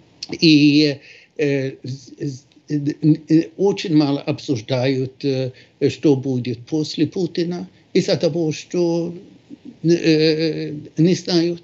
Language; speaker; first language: Russian; non-native, fluent; Swedish